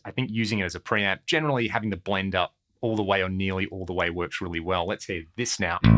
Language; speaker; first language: English; native; English